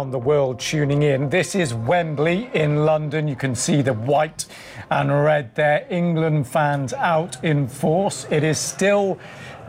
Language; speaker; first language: English; native; English